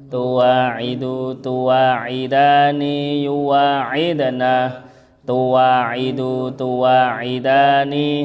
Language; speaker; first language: Arabic; non-native, fluent; Indonesian